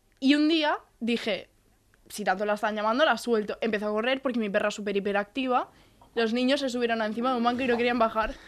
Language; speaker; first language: Spanish; native; Spanish